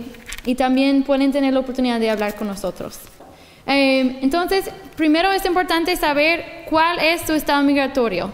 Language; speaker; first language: Spanish; non-native, fluent; English